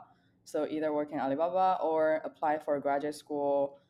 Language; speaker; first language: English; non-native, fluent; Chinese